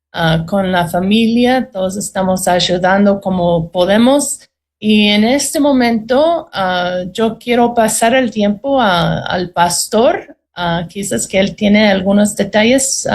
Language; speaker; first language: Spanish; non-native, fluent; English